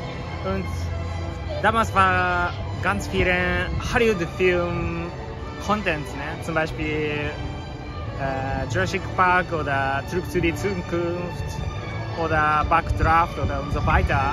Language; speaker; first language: German; non-native, learner; Japanese